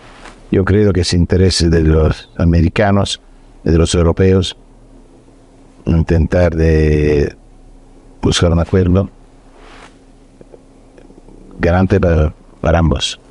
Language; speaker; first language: Spanish; non-native, fluent; Italian